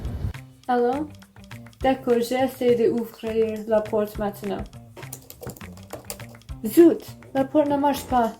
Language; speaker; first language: French; non-native, learner; English